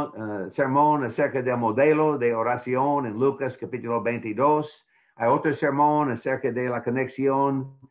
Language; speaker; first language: Spanish; non-native, fluent; English